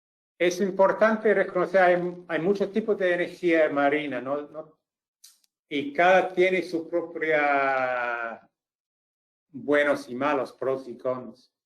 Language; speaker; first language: Spanish; non-native, fluent; English